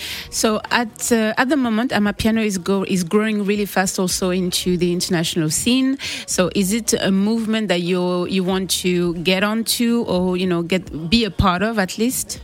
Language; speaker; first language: English; non-native, fluent; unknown